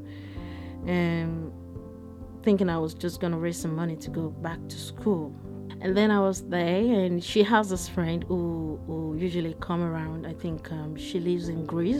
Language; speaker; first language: English; non-native, local second language; Yoruba